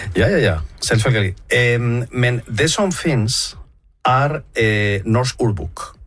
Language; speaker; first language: Norwegian; non-native, fluent; Spanish